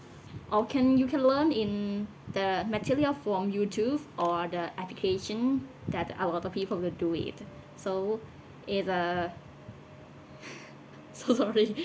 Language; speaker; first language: English; non-native, learner; Thai